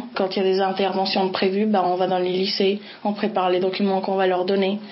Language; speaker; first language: French; non-native, fluent; Spanish